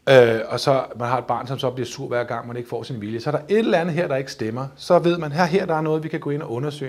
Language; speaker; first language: Danish; native; Danish